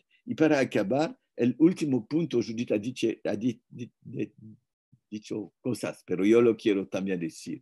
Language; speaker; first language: Spanish; non-native, fluent; French